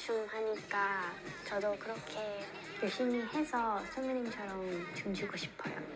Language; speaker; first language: Korean; non-native, learner; Thai